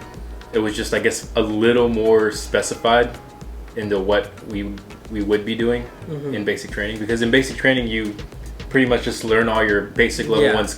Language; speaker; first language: English; native; English